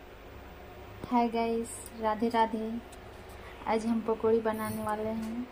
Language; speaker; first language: Hindi; native; Hindi